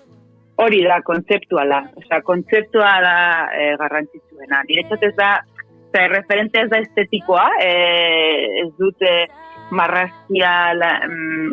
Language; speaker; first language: Basque; non-native, local second language; Spanish